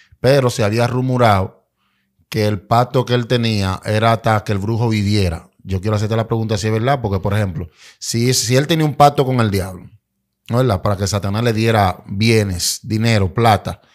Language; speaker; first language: Spanish; native; Spanish